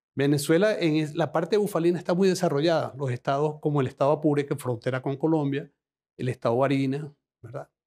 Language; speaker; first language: Spanish; native; Spanish